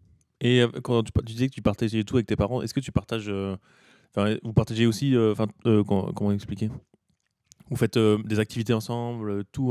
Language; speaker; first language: French; native; French